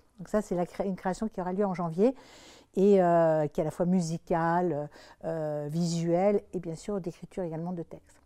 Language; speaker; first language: French; native; French